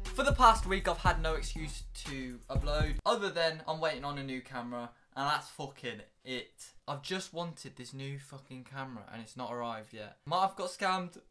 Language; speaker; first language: English; native; English